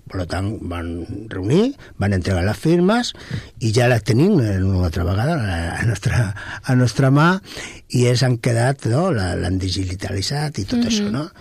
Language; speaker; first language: Catalan; non-native, local second language; Spanish